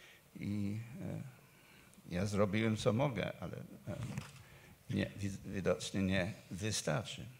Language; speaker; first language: Polish; non-native, fluent; English